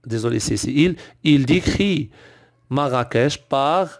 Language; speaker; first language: French; non-native, local second language; Arabic